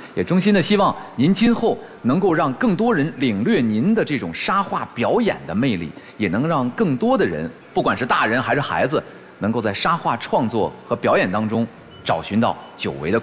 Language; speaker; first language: Chinese; native; Chinese